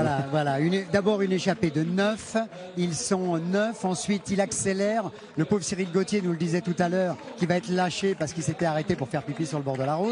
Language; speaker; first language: French; native; French